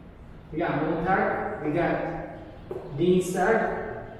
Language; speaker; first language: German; non-native, learner; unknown